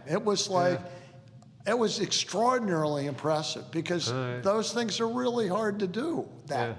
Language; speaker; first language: English; native; English